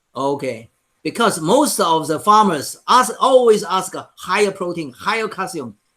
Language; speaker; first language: English; non-native, learner; Chinese